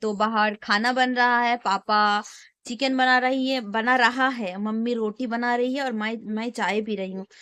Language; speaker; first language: Hindi; non-native, local second language; Bangla